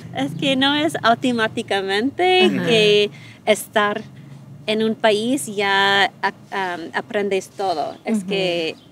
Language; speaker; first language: Spanish; non-native, fluent; English